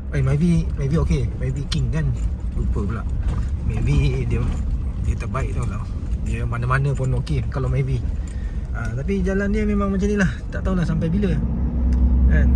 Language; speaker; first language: Malay; native; Malay